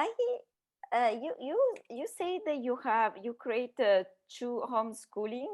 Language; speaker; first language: English; non-native, learner; Italian